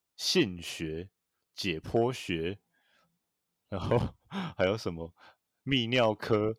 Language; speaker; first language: Chinese; native; Chinese